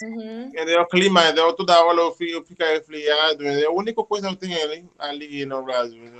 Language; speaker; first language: Portuguese; non-native, learner; Haitian Creole